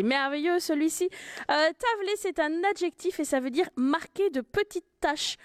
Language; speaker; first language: French; native; French